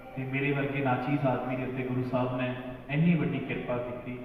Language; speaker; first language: Hindi; non-native, local second language; Punjabi